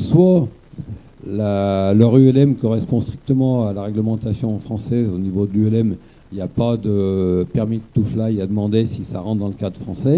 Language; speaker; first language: French; native; French